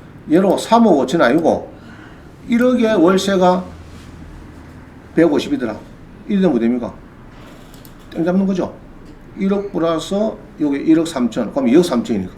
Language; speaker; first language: Korean; native; Korean